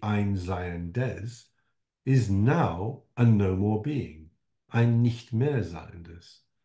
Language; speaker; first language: German; non-native, fluent; English